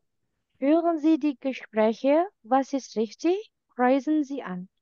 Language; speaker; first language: German; non-native, fluent; Indonesian